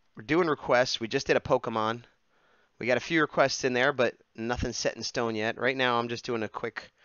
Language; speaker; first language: English; native; English